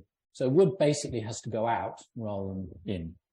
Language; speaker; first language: English; native; English